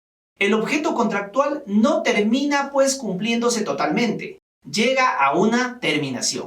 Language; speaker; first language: Spanish; native; Spanish